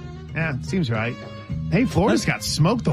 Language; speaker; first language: English; native; English